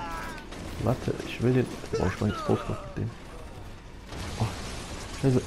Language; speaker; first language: German; native; German